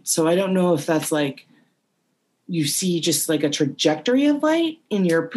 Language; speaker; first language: English; native; English